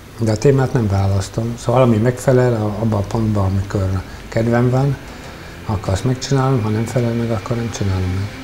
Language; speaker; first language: Hungarian; early bilingual, heritage; Hungarian